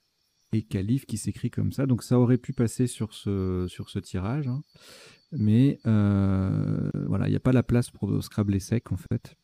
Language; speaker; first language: French; native; French